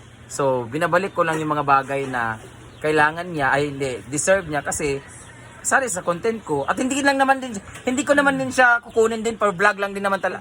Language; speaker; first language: Filipino; non-native, local second language; Cebuano